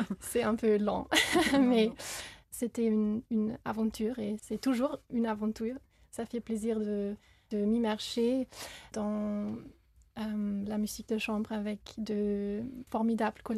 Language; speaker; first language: French; non-native, fluent; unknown